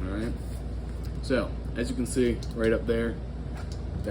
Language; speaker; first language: English; native; English